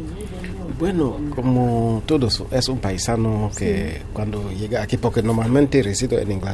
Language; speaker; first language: Spanish; non-native, fluent; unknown